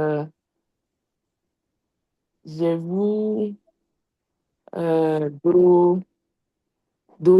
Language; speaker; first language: French; non-native, learner; English